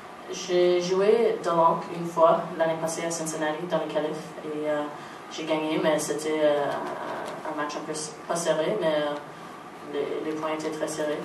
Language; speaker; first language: French; non-native, local second language; English